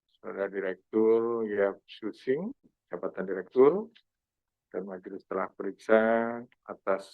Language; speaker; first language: Indonesian; native; Indonesian